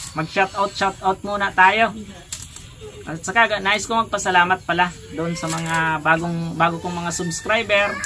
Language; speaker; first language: Filipino; non-native, local second language; Bikol